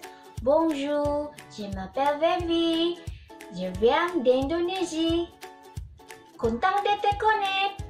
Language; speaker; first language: French; non-native, learner; Indonesian